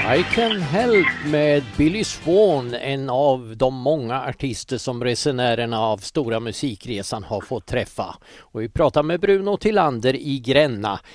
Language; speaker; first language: Swedish; native; Swedish